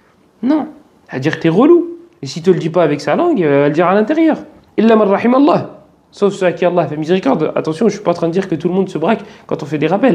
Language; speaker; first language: French; native; French